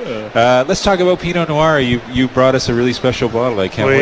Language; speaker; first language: English; native; English